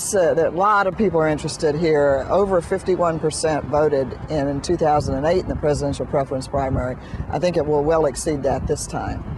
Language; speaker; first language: English; native; English